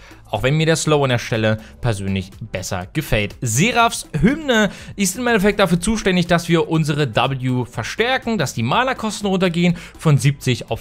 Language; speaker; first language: German; native; German